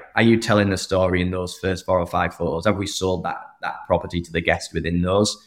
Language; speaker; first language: English; native; English